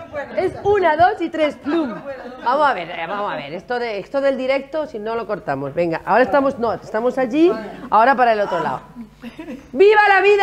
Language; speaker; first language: Spanish; native; Spanish